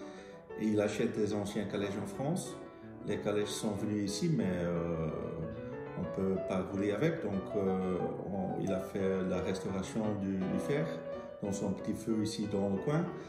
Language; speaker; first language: French; non-native, local second language; Dutch